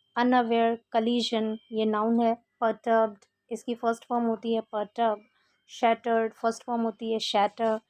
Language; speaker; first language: Hindi; native; Hindi